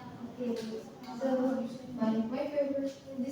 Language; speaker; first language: English; non-native, learner; Indonesian